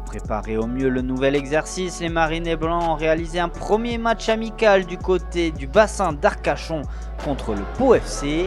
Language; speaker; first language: French; native; French